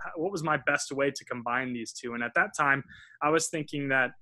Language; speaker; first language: English; native; English